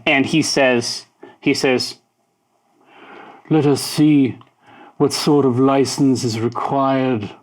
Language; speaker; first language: English; native; English